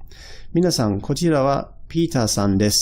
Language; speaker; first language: Japanese; non-native, fluent; English